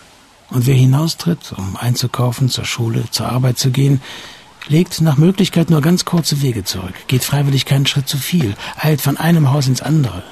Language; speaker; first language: German; native; German